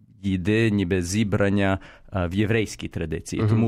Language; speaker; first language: Ukrainian; early bilingual, heritage; Ukrainian